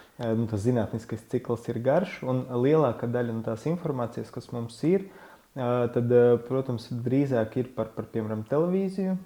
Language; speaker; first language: Latvian; non-native, local second language; Russian